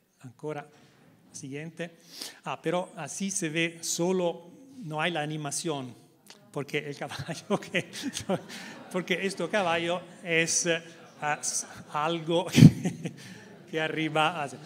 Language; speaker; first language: Spanish; non-native, learner; Italian